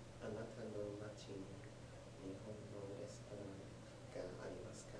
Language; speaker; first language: Japanese; non-native, learner; English